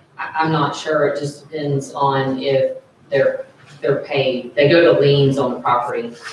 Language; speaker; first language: English; native; English